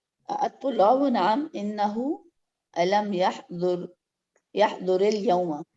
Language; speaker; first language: Arabic; non-native, learner; Urdu